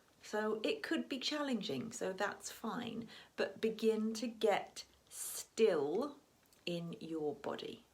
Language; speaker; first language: English; native; English